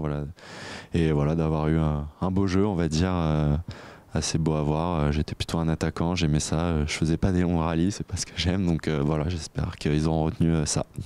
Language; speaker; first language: French; native; French